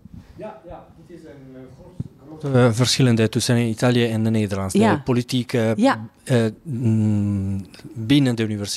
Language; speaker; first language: Dutch; non-native, learner; Italian